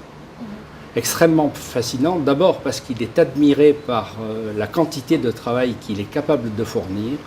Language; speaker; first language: French; native; French